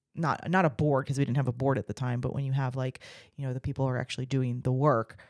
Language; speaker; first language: English; native; English